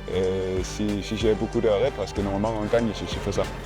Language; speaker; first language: French; non-native, learner; Danish